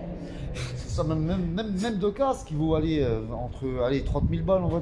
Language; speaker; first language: French; native; French